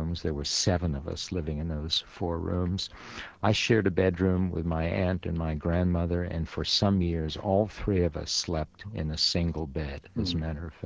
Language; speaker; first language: English; early bilingual, other home language; Yiddish